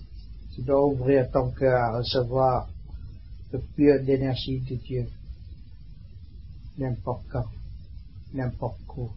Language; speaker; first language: French; non-native, learner; Vietnamese